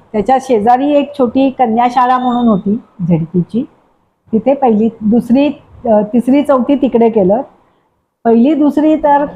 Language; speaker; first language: Marathi; non-native, local second language; Kannada